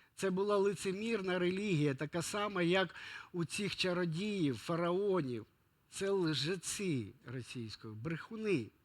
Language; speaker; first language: Ukrainian; non-native, local second language; Russian